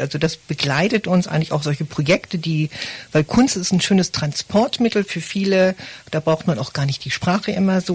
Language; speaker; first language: German; native; German